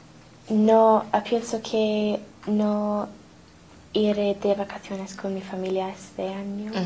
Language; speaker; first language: Spanish; non-native, learner; English